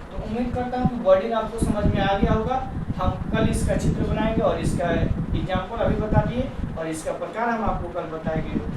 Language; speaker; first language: Hindi; native; Hindi